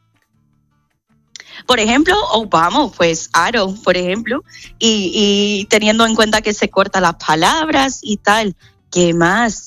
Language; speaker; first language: Spanish; non-native, fluent; English